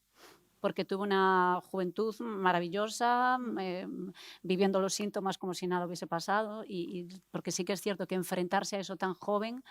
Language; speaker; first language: Spanish; native; Spanish